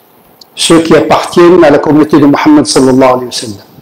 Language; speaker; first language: French; native; French